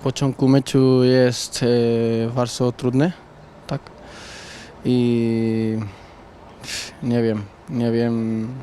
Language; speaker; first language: Polish; non-native, learner; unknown